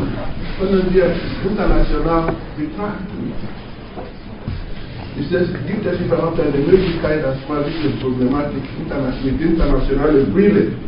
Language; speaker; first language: German; non-native, fluent; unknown